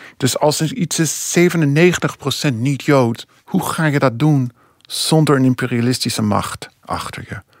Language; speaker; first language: Dutch; non-native, fluent; English